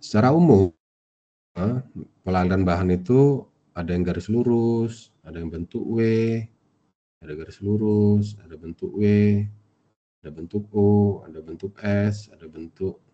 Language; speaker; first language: Indonesian; native; Indonesian